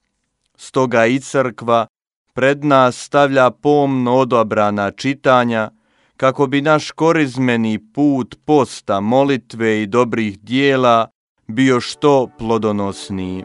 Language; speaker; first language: Croatian; native; Croatian